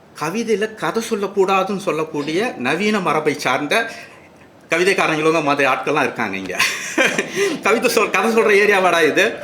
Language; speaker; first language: Tamil; native; Tamil